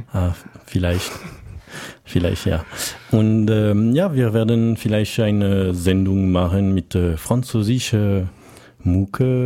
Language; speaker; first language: German; non-native, learner; French